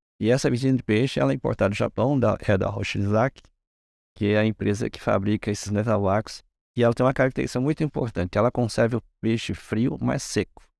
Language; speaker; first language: Portuguese; early bilingual, other home language; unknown